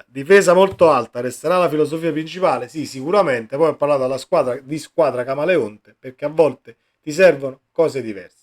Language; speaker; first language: Italian; native; Italian